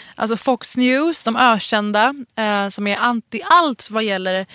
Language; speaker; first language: Swedish; early bilingual, other home language; Persian